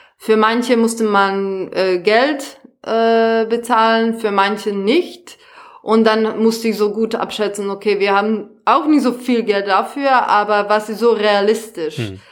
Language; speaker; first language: German; non-native, fluent; Serbian